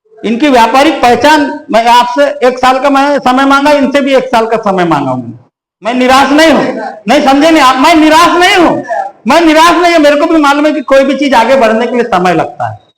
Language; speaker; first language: Hindi; native; Hindi